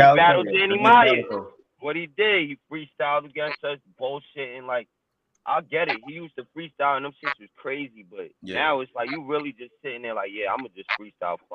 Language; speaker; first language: English; native; English